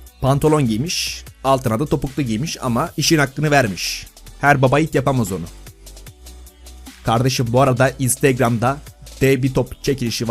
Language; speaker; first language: Turkish; native; Turkish